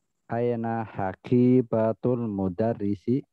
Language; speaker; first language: Arabic; non-native, learner; Indonesian